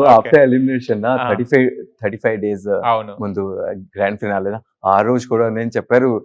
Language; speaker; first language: Telugu; non-native, learner; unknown